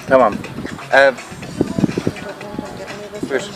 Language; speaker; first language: Turkish; non-native, fluent; English